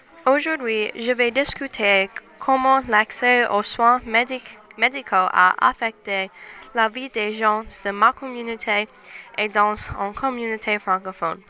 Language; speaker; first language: French; non-native, learner; English